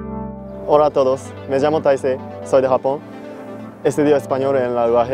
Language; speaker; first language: Spanish; non-native, learner; Japanese